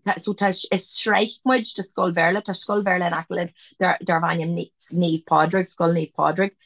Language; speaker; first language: Irish; non-native, local second language; English